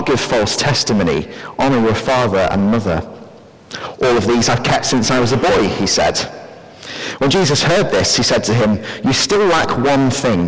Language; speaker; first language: English; native; English